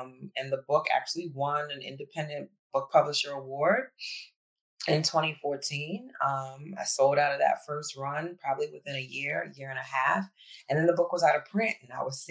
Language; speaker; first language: English; native; English